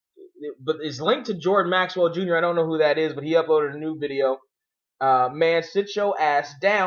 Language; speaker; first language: English; native; English